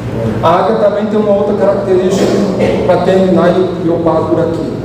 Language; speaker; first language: Portuguese; native; Portuguese